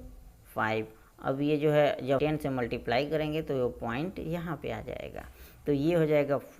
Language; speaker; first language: Hindi; native; Hindi